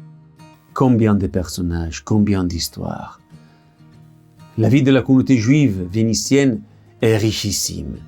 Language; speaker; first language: French; non-native, fluent; Italian